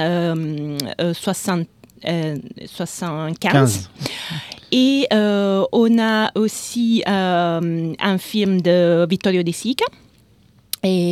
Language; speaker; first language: French; non-native, fluent; Italian